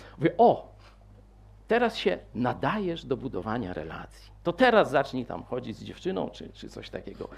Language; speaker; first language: Polish; native; Polish